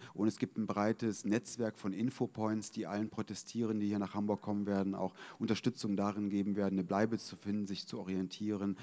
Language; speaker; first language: German; native; German